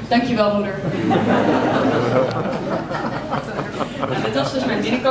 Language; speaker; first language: Dutch; native; Dutch